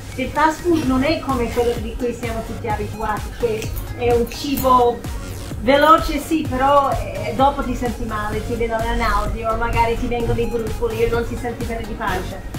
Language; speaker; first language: Italian; non-native, fluent; English